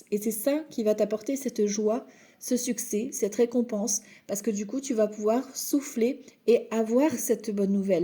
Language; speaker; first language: French; native; French